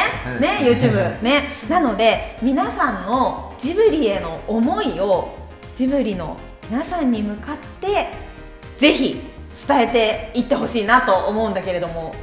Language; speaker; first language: Japanese; native; Japanese